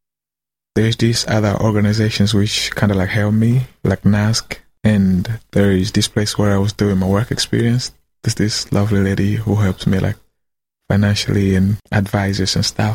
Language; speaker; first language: English; non-native, local second language; Kinyarwanda